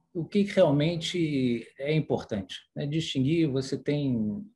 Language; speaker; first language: Portuguese; early bilingual, other home language; French